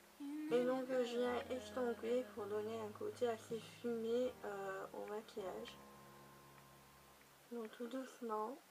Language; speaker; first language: French; native; French